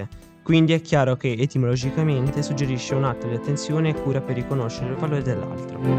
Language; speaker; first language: Italian; native; Italian